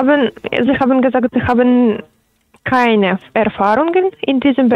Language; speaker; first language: German; non-native, learner; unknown